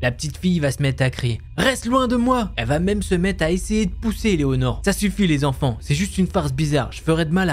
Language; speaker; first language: French; native; French